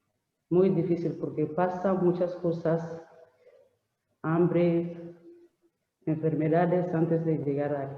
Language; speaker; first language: Spanish; non-native, learner; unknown